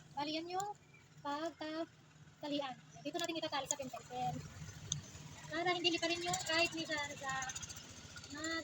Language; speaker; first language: Filipino; non-native, local second language; Hiligaynon